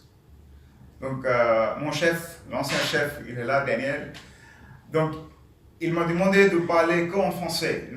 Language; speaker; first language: French; non-native, learner; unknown